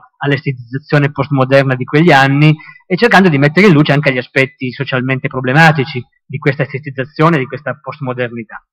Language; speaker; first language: Italian; native; Italian